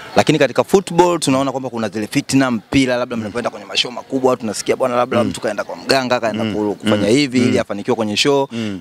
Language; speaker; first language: Swahili; native; Swahili